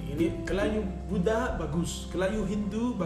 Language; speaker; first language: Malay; non-native, learner; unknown